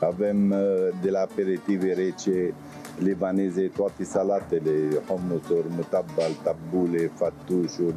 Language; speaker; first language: Romanian; non-native, fluent; Arabic